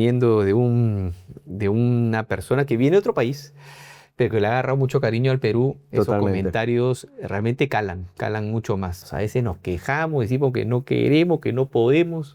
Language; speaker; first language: Spanish; native; Spanish